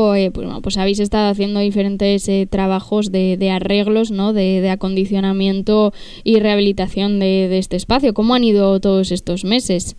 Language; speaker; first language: Spanish; native; Spanish